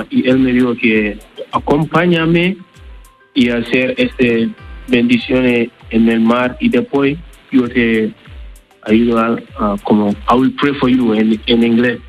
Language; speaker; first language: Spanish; non-native, learner; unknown